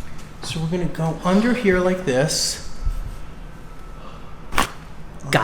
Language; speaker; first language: English; native; English